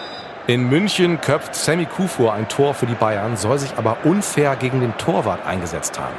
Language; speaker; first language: German; native; German